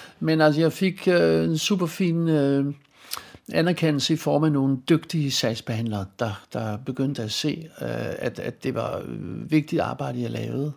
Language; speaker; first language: Danish; non-native, fluent; Dutch